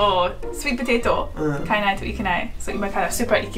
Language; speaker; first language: Japanese; non-native, learner; English